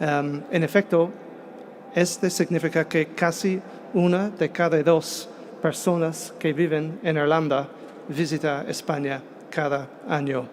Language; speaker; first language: Spanish; non-native, fluent; English